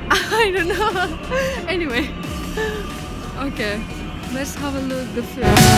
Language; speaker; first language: English; non-native, fluent; Indonesian